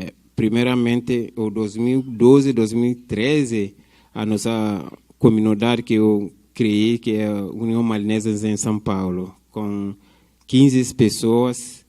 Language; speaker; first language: Portuguese; non-native, fluent; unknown